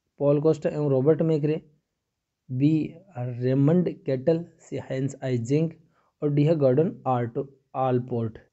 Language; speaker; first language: Hindi; native; Hindi